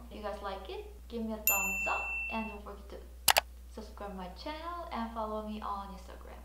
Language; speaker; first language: English; non-native, fluent; Korean